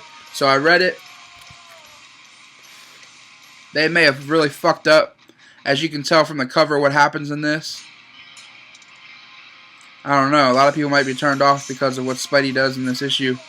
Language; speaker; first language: English; native; English